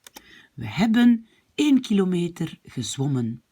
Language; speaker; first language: Dutch; non-native, fluent; French